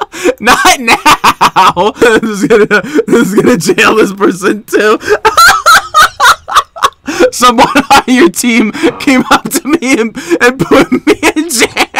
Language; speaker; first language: English; native; English